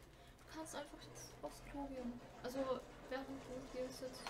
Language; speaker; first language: German; native; German